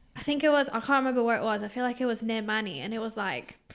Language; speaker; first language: English; early bilingual, other home language; Greek